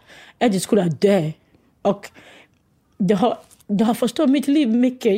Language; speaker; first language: Swedish; non-native, learner; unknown